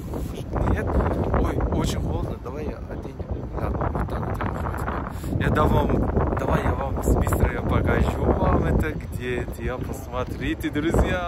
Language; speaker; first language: Russian; non-native, learner; Turkish